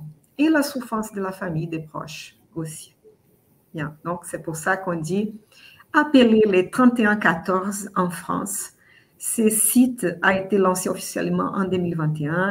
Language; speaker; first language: French; non-native, fluent; Portuguese